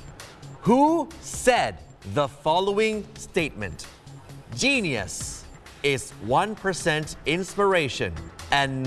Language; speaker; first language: English; non-native, fluent; Thai